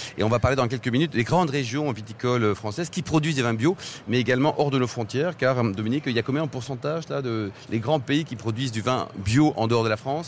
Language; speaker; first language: French; native; French